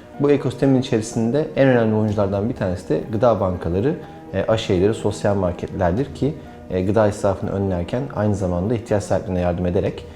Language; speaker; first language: Turkish; native; Turkish